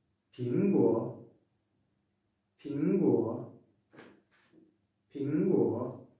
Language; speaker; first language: Chinese; non-native, fluent; Kazakh